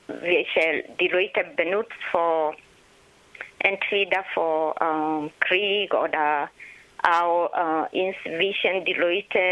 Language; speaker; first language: German; non-native, learner; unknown